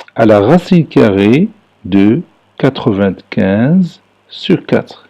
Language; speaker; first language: French; non-native, local second language; Arabic